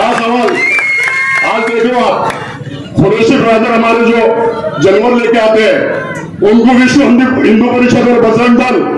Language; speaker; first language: Hindi; non-native, local second language; Urdu